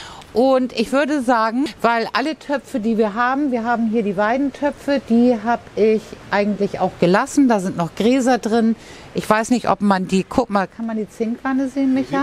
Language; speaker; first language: German; native; German